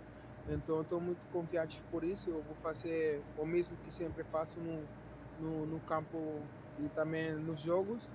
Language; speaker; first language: Portuguese; non-native, fluent; Spanish